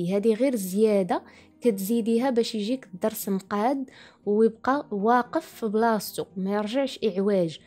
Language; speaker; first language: Arabic; native; Arabic